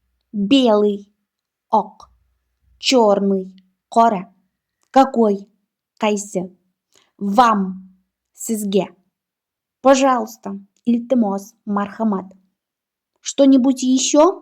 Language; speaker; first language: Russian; non-native, fluent; Uzbek